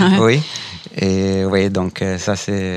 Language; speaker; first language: French; non-native, fluent; Arabic